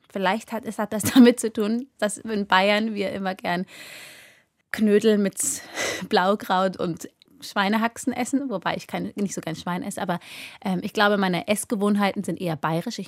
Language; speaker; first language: German; early bilingual, other home language; Amharic